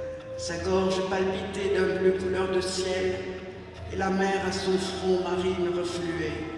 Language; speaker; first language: French; native; French